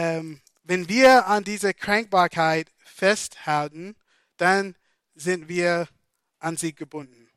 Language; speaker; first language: German; non-native, fluent; English